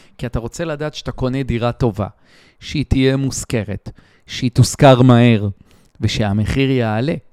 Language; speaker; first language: Hebrew; native; Hebrew